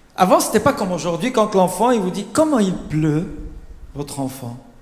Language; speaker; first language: French; non-native, local second language; Arabic